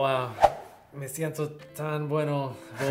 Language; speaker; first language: Spanish; non-native, learner; English